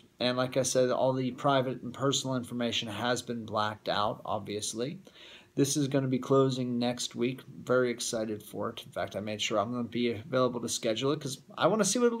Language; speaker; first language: English; native; English